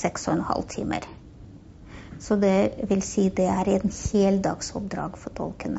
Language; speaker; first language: Norwegian; non-native, fluent; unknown